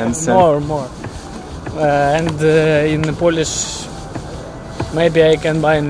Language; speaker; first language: English; non-native, learner; Ukrainian